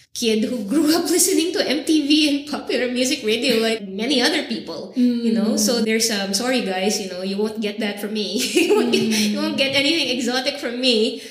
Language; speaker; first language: English; native; English